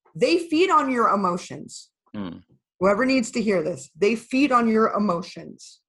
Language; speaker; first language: English; native; English